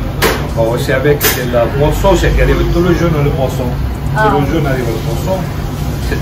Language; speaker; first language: French; non-native, learner; Italian